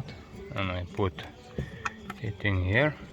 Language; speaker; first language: English; non-native, learner; Lithuanian